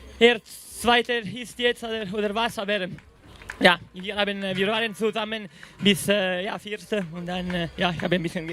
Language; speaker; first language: German; non-native, fluent; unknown